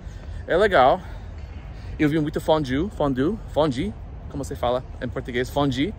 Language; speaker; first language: Portuguese; non-native, learner; English